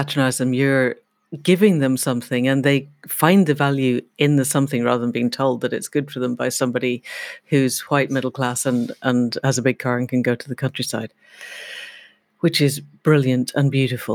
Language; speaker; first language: English; native; English